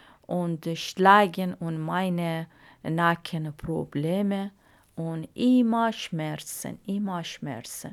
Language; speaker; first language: German; non-native, learner; Arabic